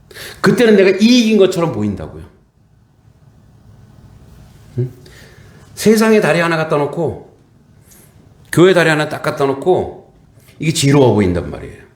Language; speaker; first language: Korean; native; Korean